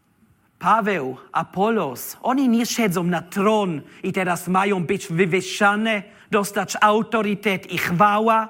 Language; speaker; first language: Polish; non-native, learner; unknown